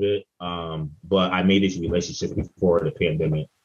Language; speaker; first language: English; native; English